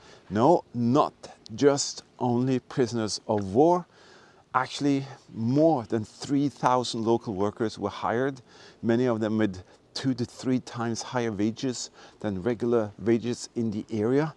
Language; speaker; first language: English; non-native, fluent; Norwegian